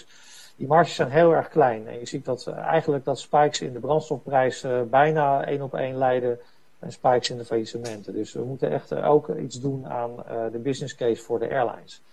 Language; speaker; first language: Dutch; native; Dutch